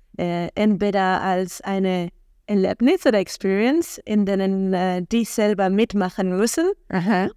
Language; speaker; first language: German; non-native, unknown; Spanish